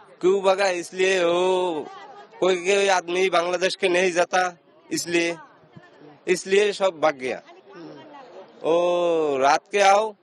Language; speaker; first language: Hindi; non-native, learner; Bangla